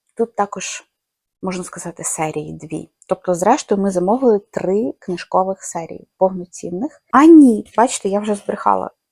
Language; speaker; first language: Ukrainian; non-native, local second language; Russian